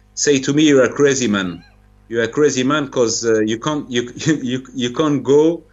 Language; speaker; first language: English; non-native, fluent; French